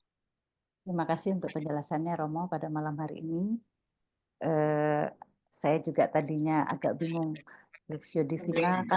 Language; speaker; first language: Indonesian; native; Indonesian